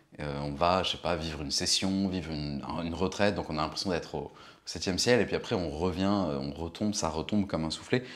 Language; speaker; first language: French; native; French